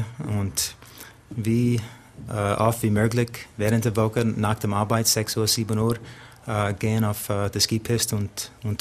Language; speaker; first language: German; non-native, learner; English